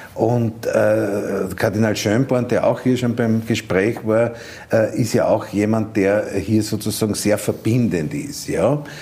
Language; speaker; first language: German; native; German